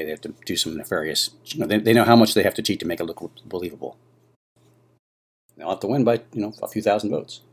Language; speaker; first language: English; native; English